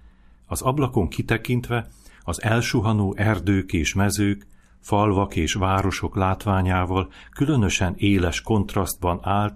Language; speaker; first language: Hungarian; native; Hungarian